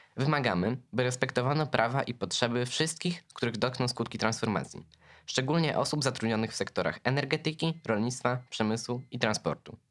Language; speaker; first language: Polish; native; Polish